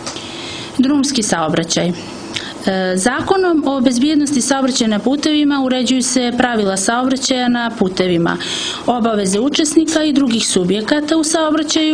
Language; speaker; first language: Croatian; native; Croatian